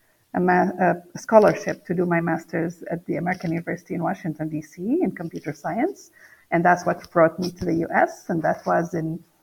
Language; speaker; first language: English; non-native, fluent; Arabic